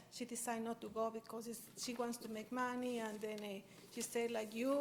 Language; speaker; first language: English; non-native, fluent; Spanish